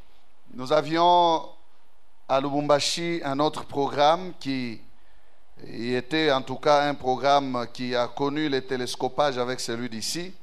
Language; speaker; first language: French; non-native, local second language; Swahili